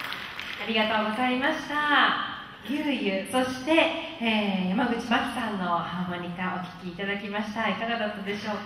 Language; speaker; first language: Japanese; native; Japanese